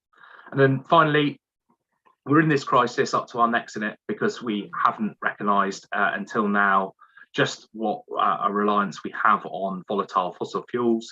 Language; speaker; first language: English; native; English